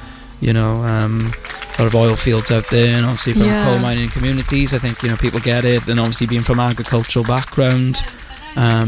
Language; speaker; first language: English; native; English